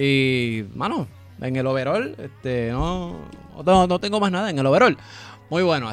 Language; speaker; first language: Spanish; native; Spanish